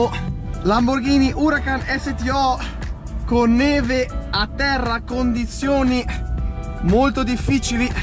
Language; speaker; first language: Italian; native; Italian